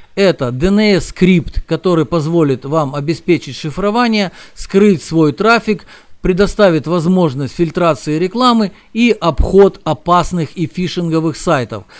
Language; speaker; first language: Russian; native; Russian